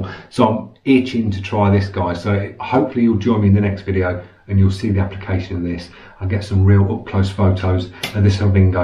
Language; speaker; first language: English; native; English